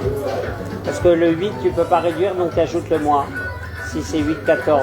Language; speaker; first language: French; native; French